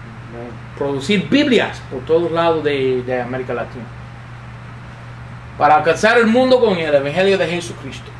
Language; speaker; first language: Spanish; non-native, fluent; English